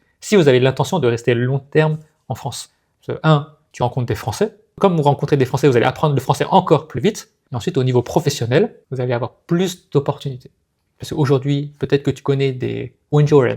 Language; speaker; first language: French; native; French